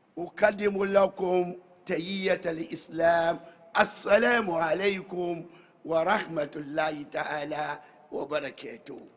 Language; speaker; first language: Arabic; non-native, fluent; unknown